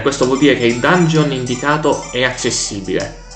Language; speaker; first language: Italian; native; Italian